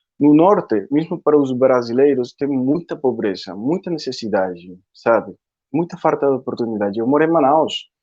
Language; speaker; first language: Portuguese; non-native, fluent; Spanish